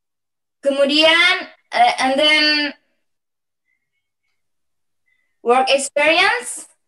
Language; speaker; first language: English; non-native, learner; Indonesian